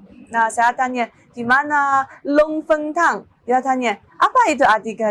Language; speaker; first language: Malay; non-native, learner; Chinese